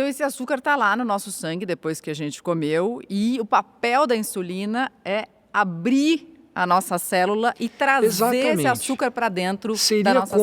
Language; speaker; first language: Portuguese; native; Portuguese